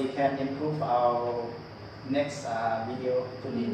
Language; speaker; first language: English; non-native, learner; Lao